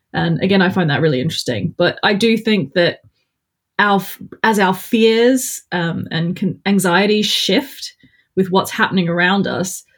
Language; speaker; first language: English; native; English